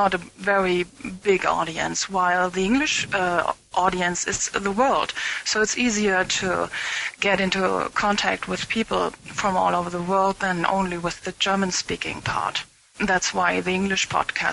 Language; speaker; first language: English; non-native, fluent; German